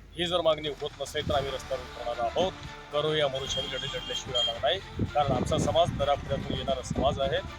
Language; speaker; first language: Marathi; non-native, local second language; Lambadi